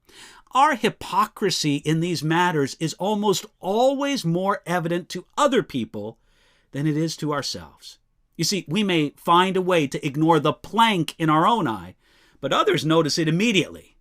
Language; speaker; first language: English; native; English